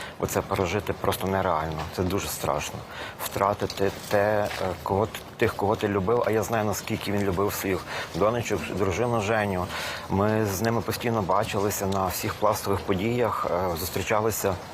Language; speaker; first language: Ukrainian; native; Ukrainian